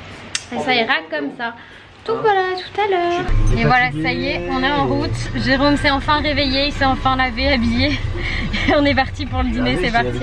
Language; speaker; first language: French; native; French